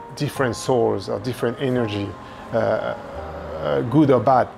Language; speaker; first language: English; non-native, fluent; French